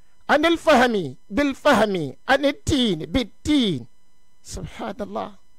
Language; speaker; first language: Arabic; non-native, fluent; Yoruba